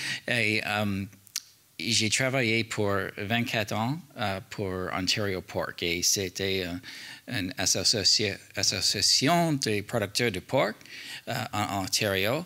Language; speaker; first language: French; non-native, learner; English